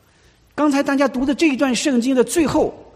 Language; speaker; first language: Chinese; native; Chinese